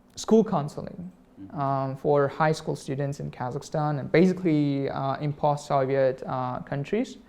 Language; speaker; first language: English; non-native, fluent; Russian